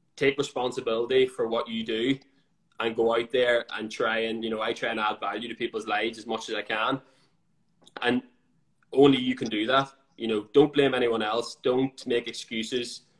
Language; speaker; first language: English; native; English